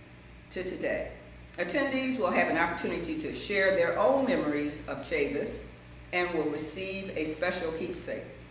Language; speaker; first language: English; native; English